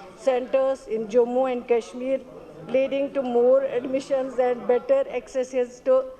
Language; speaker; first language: English; non-native, local second language; Urdu